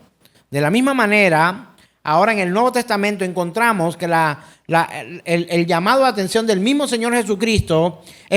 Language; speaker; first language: Spanish; native; Spanish